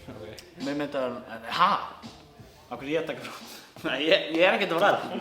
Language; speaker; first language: Icelandic; non-native, fluent; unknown